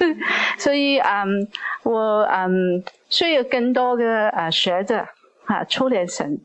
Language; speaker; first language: Chinese; non-native, local second language; Cantonese